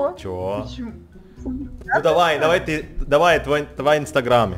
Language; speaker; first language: Russian; non-native, learner; Indonesian